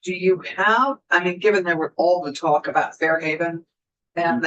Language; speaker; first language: English; native; English